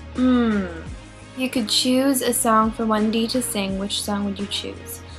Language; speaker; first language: English; non-native, local second language; Filipino